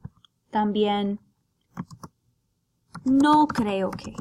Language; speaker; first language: Spanish; non-native, fluent; English